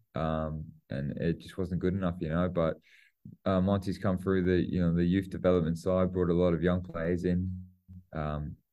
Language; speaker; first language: English; native; English